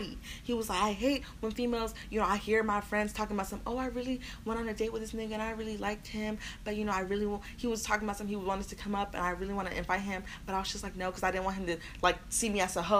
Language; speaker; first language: English; native; English